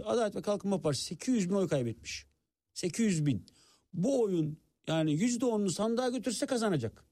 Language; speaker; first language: Turkish; native; Turkish